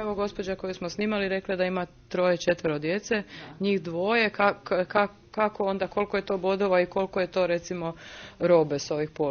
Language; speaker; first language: Croatian; native; Croatian